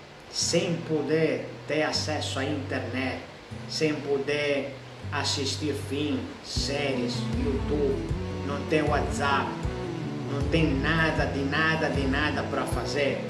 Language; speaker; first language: Portuguese; non-native, fluent; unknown